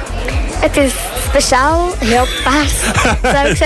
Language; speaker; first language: Dutch; early bilingual, other home language; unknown